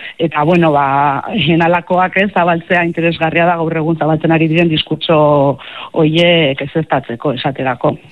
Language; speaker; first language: Basque; native; Basque